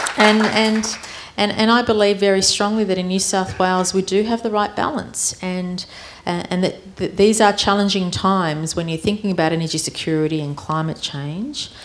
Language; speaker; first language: English; early bilingual, other home language; Armenian